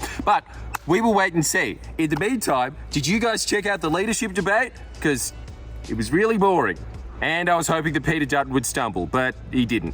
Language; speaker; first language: English; native; English